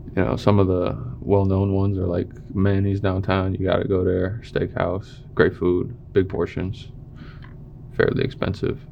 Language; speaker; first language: English; native; English